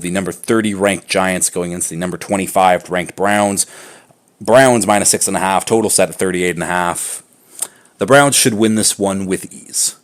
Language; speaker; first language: English; native; English